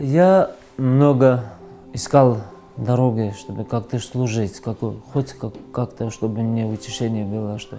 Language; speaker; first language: Russian; non-native, fluent; Georgian